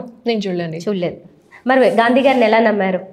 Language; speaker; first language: Telugu; native; Telugu